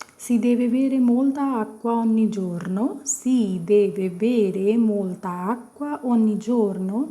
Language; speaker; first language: Italian; non-native, fluent; Punjabi